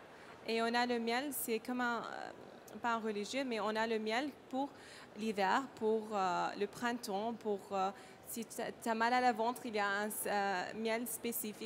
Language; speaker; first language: French; non-native, learner; Arabic